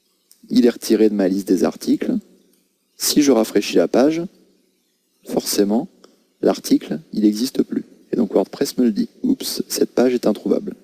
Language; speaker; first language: French; native; French